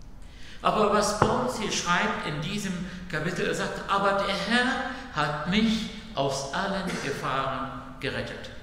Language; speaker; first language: German; non-native, fluent; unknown